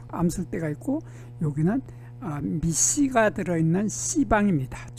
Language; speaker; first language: Korean; native; Korean